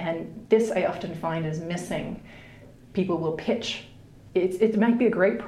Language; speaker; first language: English; native; English